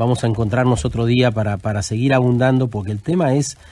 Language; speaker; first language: Spanish; native; Spanish